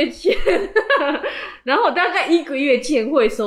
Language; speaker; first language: Chinese; non-native, learner; Japanese